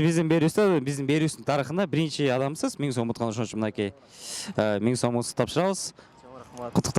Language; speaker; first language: Kyrgyz; native; Kyrgyz